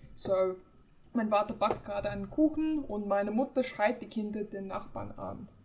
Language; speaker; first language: German; non-native, fluent; English